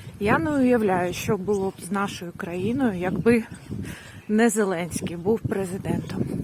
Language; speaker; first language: Ukrainian; non-native, local second language; Russian